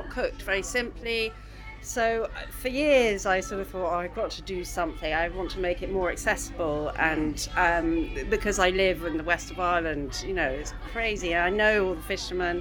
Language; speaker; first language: English; native; English